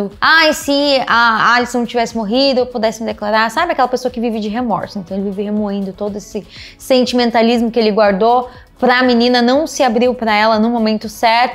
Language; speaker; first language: Portuguese; native; Portuguese